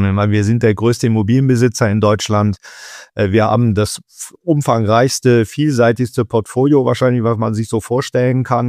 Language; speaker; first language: German; native; German